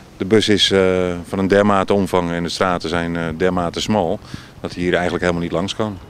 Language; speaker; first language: Dutch; native; Dutch